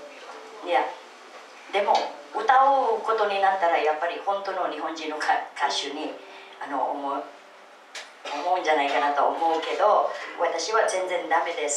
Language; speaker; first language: Japanese; non-native, fluent; Filipino